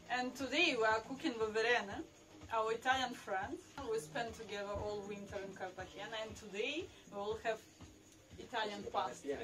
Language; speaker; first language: English; non-native, learner; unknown